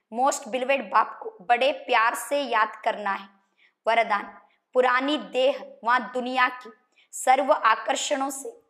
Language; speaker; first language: Hindi; non-native, local second language; Kannada